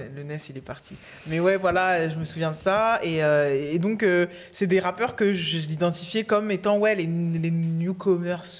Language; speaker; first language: French; native; French